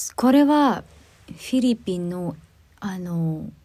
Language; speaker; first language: Japanese; non-native, learner; Filipino